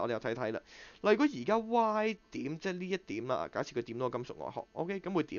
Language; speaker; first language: Cantonese; native; Cantonese